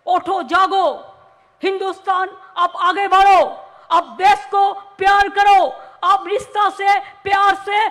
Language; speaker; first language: Hindi; non-native, local second language; Bangla